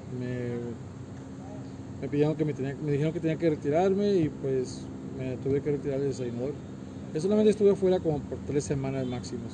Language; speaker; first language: Spanish; early bilingual, heritage; Spanish